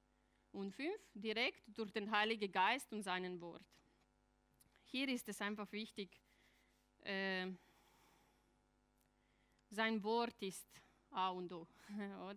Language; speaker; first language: German; non-native, fluent; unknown